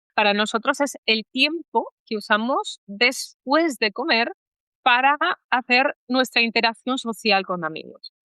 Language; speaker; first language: Spanish; native; Spanish